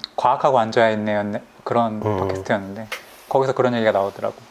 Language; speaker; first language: Korean; native; Korean